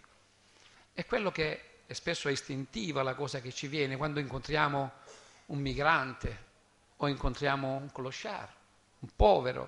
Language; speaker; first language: Italian; native; Italian